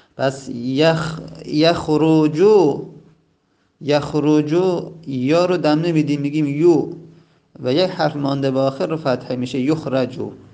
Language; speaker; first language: Persian; non-native, local second language; Azerbaijani